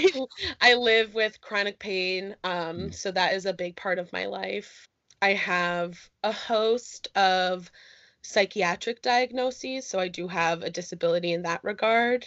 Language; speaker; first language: English; native; English